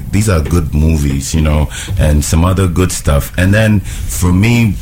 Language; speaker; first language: English; non-native, local second language; Ewe